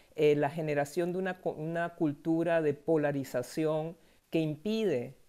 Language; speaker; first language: Spanish; native; Spanish